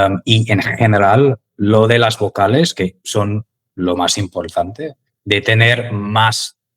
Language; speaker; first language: Spanish; non-native, fluent; English